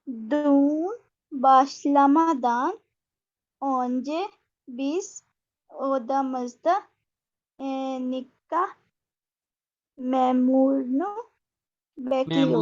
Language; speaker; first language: Turkish; non-native, learner; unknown